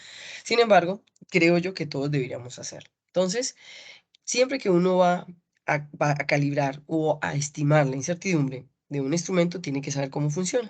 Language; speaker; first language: Spanish; native; Spanish